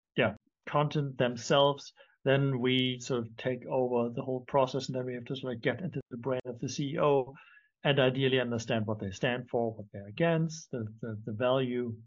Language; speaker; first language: English; non-native, fluent; German